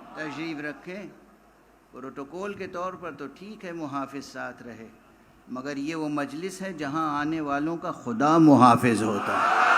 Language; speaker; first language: Urdu; native; Urdu